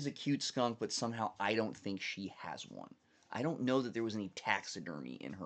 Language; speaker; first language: English; native; English